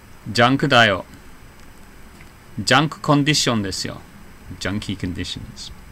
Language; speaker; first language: Japanese; non-native, fluent; English